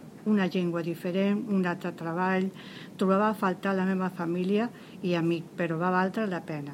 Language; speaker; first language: Catalan; non-native, learner; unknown